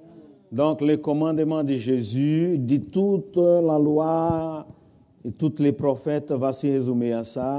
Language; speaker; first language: French; non-native, fluent; Portuguese